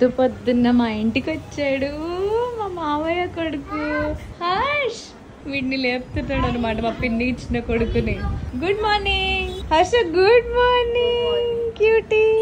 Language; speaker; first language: Telugu; non-native, local second language; Hindi